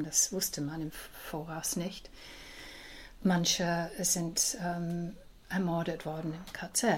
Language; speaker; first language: German; early bilingual, heritage; English